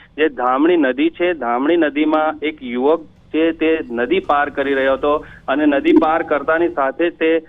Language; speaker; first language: Gujarati; native; Gujarati